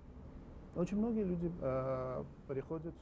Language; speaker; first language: Russian; non-native, local second language; Armenian